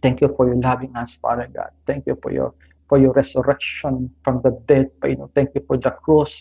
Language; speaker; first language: English; non-native, local second language; Filipino